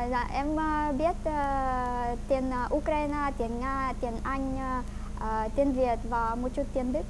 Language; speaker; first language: Vietnamese; non-native, fluent; Ukrainian